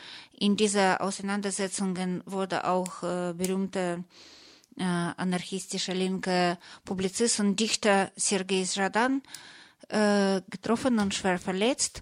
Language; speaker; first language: German; non-native, fluent; Russian